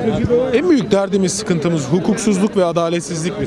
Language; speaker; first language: Turkish; native; Turkish